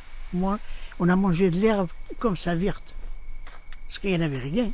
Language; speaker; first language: French; non-native, local second language; Arabic